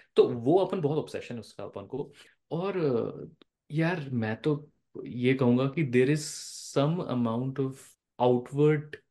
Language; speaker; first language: Hindi; non-native, local second language; Bangla